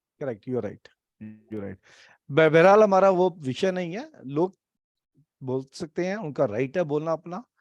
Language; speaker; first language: Hindi; native; Hindi